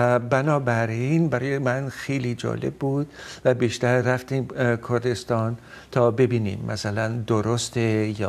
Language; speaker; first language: Persian; non-native, fluent; Dutch